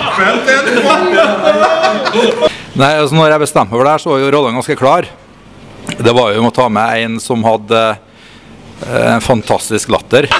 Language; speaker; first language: Norwegian; native; Norwegian